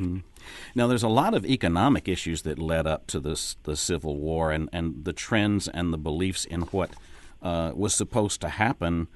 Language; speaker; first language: English; native; English